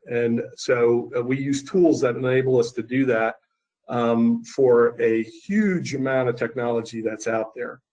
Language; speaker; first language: English; native; English